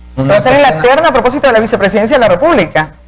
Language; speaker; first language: Spanish; native; Spanish